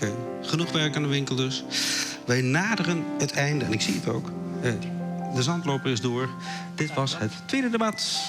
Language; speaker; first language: Dutch; native; Dutch